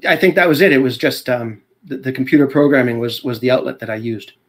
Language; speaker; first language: English; native; English